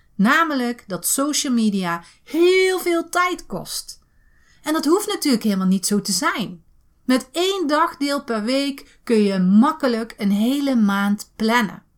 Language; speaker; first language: Dutch; native; Dutch